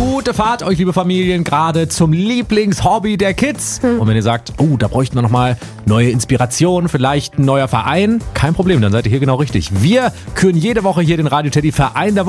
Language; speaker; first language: German; native; German